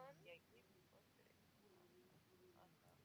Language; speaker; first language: German; non-native, learner; Macedonian